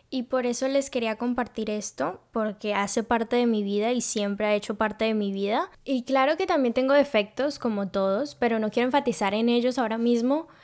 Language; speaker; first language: Spanish; native; Spanish